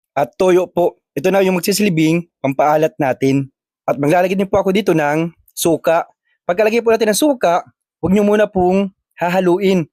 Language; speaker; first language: Filipino; native; Filipino